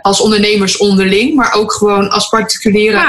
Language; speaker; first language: Dutch; native; Dutch